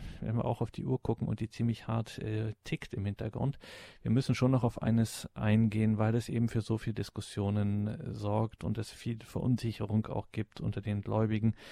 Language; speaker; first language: German; native; German